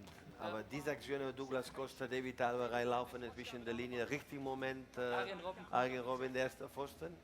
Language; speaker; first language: German; non-native, learner; Spanish